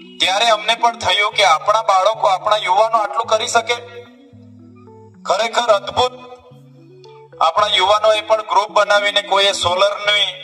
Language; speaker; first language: Gujarati; non-native, local second language; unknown